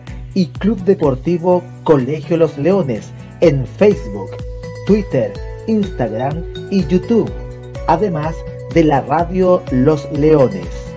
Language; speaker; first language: Spanish; native; Spanish